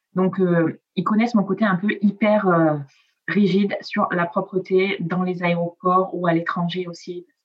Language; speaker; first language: French; early bilingual, other home language; Italian